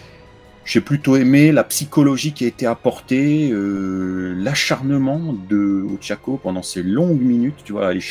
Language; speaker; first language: French; native; French